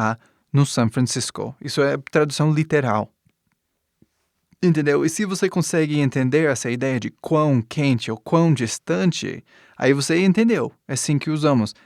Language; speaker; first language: Portuguese; non-native, fluent; English